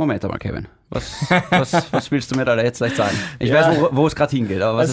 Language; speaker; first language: German; native; German